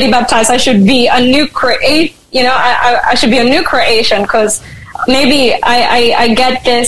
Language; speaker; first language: English; non-native, local second language; Filipino